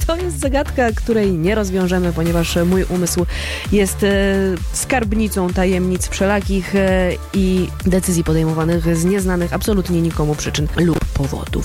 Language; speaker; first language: Polish; native; Polish